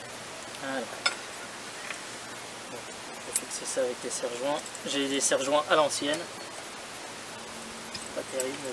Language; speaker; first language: French; native; French